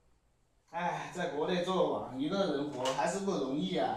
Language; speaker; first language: Chinese; native; Chinese